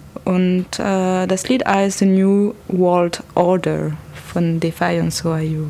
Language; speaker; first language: German; non-native, learner; French